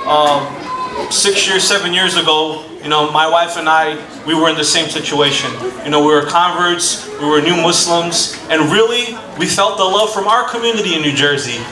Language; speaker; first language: English; non-native, fluent; Portuguese